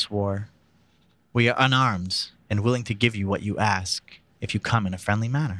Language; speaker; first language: English; native; English